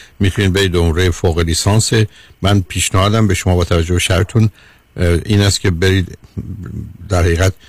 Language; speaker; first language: Persian; native; Persian